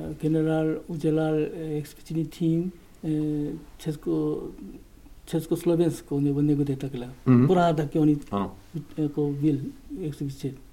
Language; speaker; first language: Czech; non-native, learner; Korean